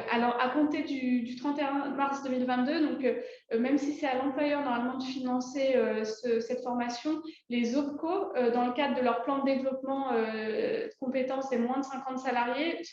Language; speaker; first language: French; native; French